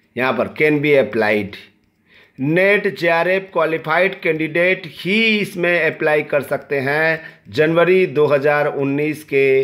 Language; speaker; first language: Hindi; native; Hindi